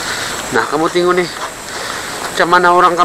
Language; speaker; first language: Malay; native; Malay